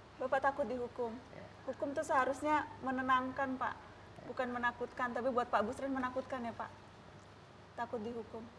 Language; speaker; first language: Indonesian; native; Indonesian